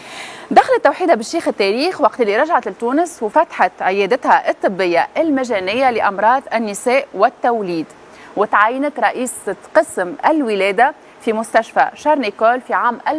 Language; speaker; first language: Arabic; native; Arabic